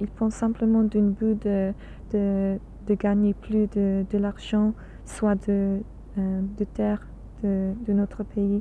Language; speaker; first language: French; non-native, learner; English